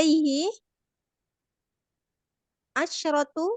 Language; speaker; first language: Arabic; non-native, learner; Indonesian